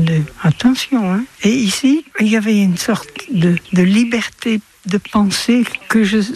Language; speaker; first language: French; non-native, fluent; Dutch